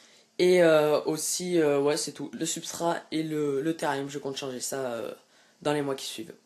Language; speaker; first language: French; native; French